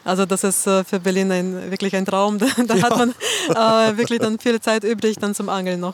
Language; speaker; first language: German; non-native, fluent; Russian